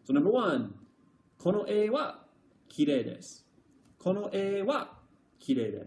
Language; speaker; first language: Japanese; non-native, fluent; English